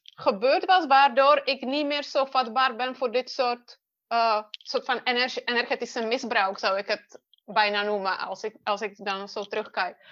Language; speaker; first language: Dutch; non-native, fluent; Czech